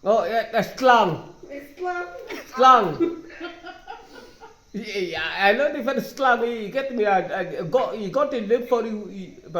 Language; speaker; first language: English; non-native, learner; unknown